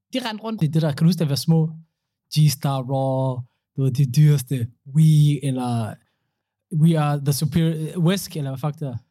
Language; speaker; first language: Danish; early bilingual, other home language; Somali